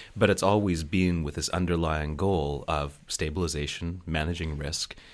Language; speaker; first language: English; native; English